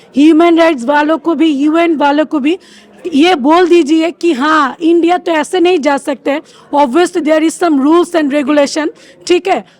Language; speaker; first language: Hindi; non-native, fluent; Bangla